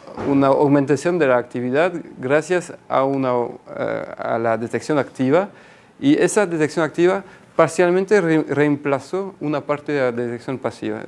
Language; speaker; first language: Spanish; non-native, fluent; French